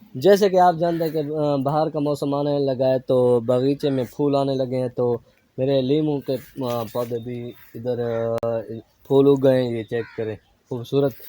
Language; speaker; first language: Urdu; non-native, local second language; Saraiki